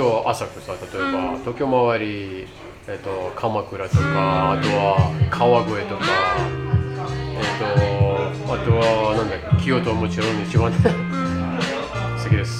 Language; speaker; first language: Japanese; non-native, learner; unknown